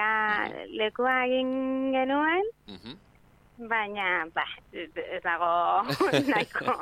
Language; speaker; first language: Basque; non-native, local second language; Spanish